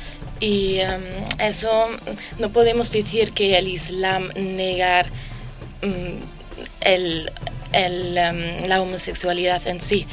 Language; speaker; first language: Spanish; non-native, fluent; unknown